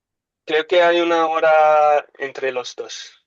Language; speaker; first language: Spanish; non-native, learner; English